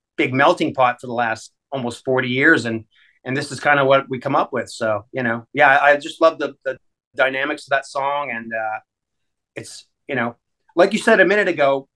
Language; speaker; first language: English; native; English